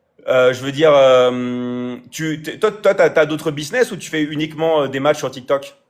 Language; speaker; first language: French; native; French